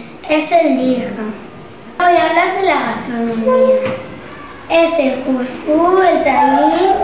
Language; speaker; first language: Spanish; early bilingual, other home language; Arabic